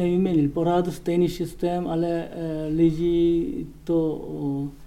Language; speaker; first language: Czech; non-native, learner; Korean